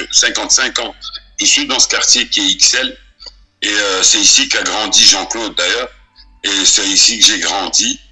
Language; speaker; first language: French; early bilingual, other home language; Arabic